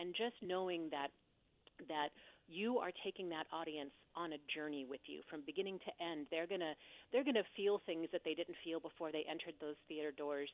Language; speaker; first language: English; native; English